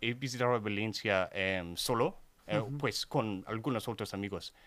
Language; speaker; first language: Spanish; non-native, learner; English